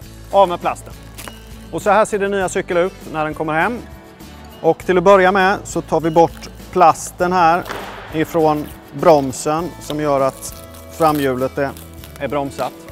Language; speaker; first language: Swedish; native; Swedish